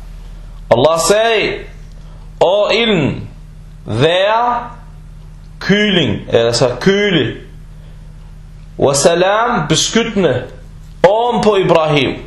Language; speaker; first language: Danish; non-native, fluent; Arabic